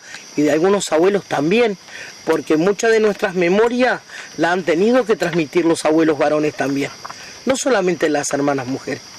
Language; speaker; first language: Spanish; native; Spanish